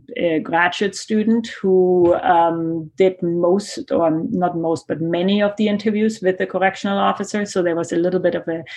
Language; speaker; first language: English; non-native, fluent; German